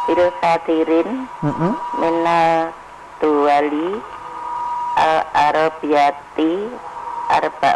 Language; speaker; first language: Arabic; non-native, learner; Indonesian